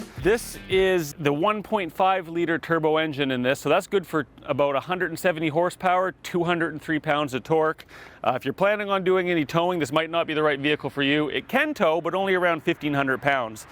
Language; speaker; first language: English; native; English